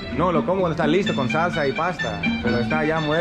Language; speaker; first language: Spanish; non-native, learner; Greek